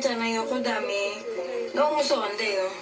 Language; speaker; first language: Korean; non-native, learner; Filipino